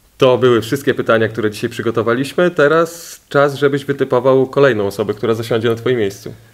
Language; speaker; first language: Polish; native; Polish